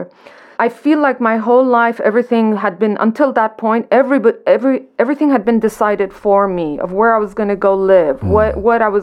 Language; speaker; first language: English; non-native, local second language; Persian